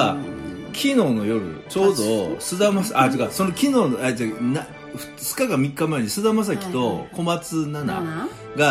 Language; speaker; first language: Japanese; native; Japanese